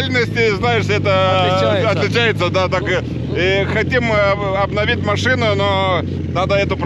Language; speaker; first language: Russian; non-native, fluent; Lithuanian